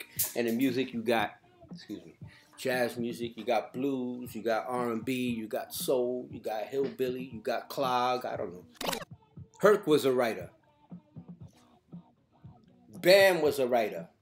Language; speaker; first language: English; native; English